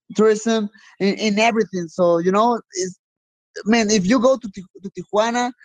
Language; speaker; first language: English; non-native, learner; Spanish